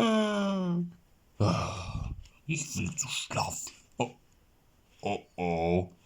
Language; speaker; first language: German; non-native, learner; Bulgarian